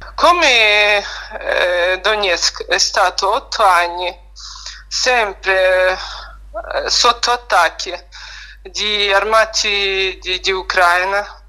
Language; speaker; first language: Italian; non-native, learner; Ukrainian